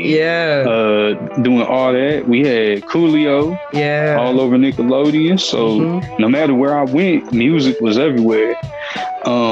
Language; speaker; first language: English; native; English